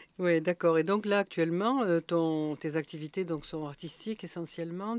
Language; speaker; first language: French; native; French